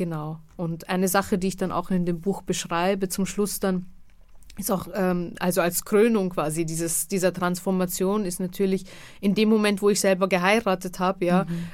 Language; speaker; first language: German; native; German